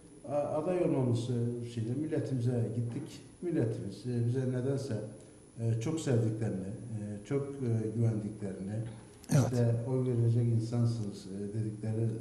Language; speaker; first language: Turkish; native; Turkish